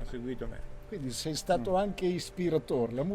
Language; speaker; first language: Italian; native; Italian